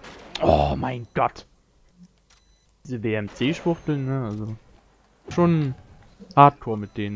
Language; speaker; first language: German; native; German